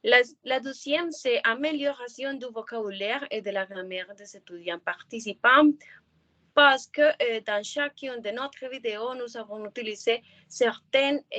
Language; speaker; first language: French; non-native, learner; Spanish